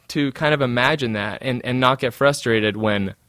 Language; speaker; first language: English; native; English